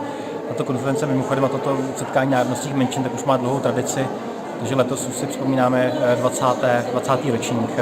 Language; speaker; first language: Czech; native; Czech